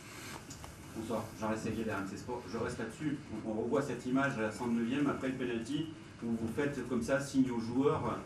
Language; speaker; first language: French; native; French